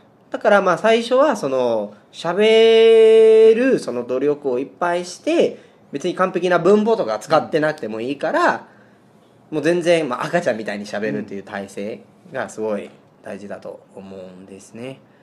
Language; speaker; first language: Japanese; non-native, fluent; Spanish